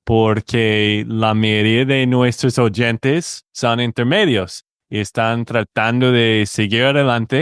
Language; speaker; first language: Spanish; non-native, fluent; English